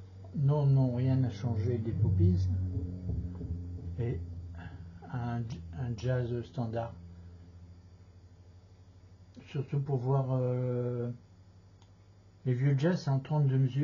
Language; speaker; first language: French; native; French